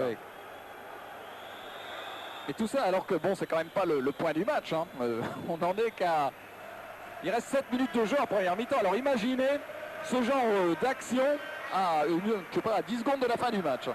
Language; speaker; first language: French; native; French